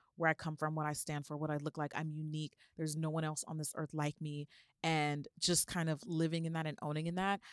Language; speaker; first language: English; early bilingual, other home language; Yoruba